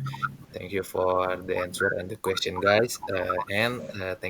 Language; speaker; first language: English; non-native, learner; Indonesian